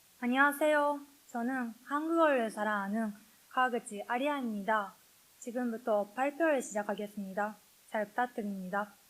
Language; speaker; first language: Korean; non-native, learner; Japanese